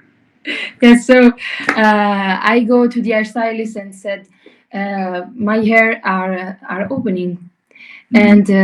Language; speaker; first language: English; non-native, learner; Italian